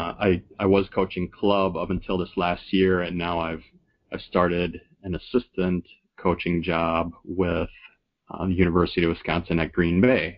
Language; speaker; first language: English; native; English